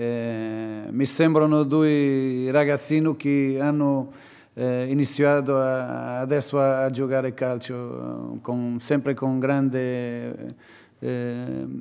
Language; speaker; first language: Italian; non-native, learner; Portuguese